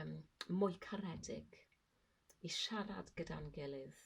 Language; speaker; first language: Welsh; non-native, learner; English